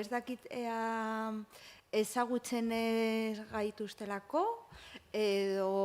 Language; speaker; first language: Basque; non-native, local second language; Spanish